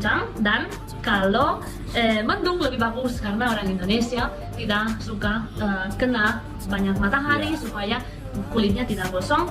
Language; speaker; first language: Indonesian; non-native, fluent; Spanish